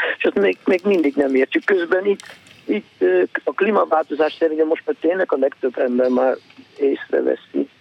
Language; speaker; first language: Hungarian; non-native, fluent; Dutch